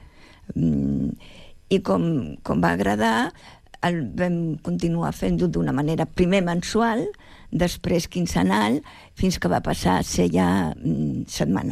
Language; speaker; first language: Catalan; native; Catalan